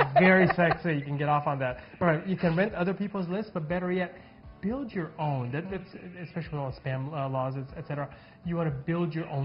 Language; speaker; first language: English; native; English